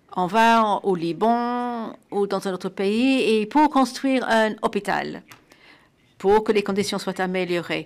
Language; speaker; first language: French; non-native, fluent; Portuguese